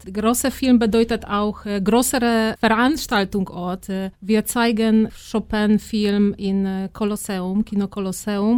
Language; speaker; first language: German; non-native, fluent; Polish